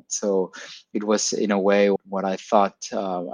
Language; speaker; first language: English; non-native, fluent; Spanish